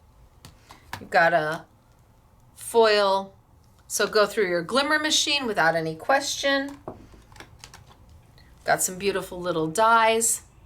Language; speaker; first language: English; native; English